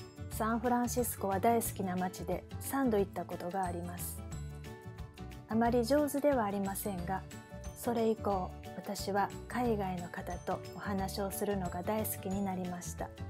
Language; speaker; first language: Japanese; native; Japanese